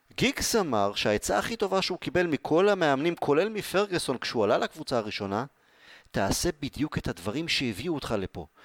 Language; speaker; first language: Hebrew; native; Hebrew